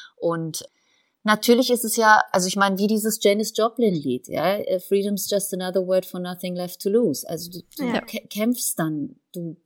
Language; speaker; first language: German; native; German